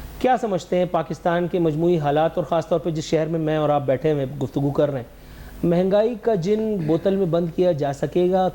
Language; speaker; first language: Urdu; native; Urdu